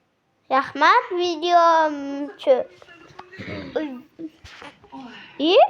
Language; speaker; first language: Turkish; non-native, learner; Uzbek